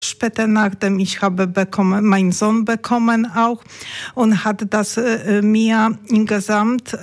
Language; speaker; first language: German; non-native, learner; Polish